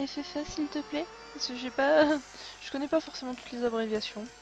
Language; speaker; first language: French; native; French